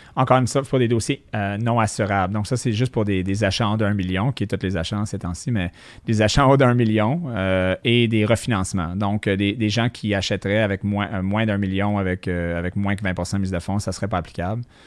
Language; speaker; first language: French; native; French